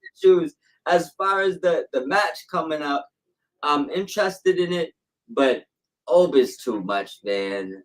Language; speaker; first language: English; native; English